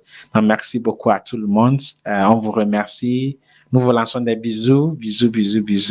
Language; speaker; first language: French; non-native, fluent; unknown